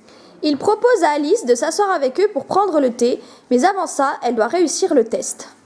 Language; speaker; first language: French; native; French